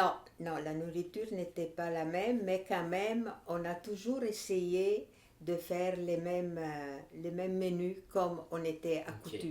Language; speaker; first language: French; non-native, fluent; Italian